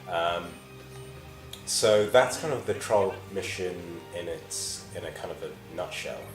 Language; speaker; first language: English; native; English